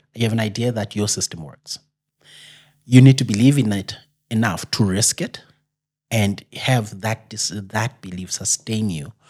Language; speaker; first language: English; non-native, local second language; Xhosa